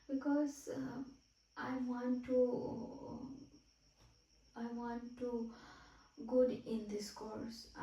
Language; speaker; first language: English; non-native, fluent; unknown